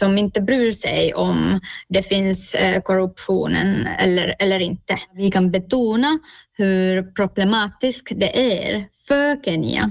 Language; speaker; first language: Swedish; non-native, local second language; Finnish